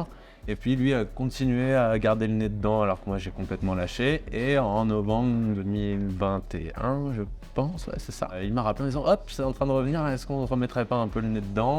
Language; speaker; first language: French; native; French